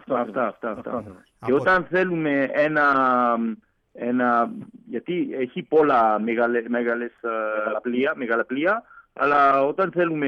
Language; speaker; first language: Greek; early bilingual, heritage; French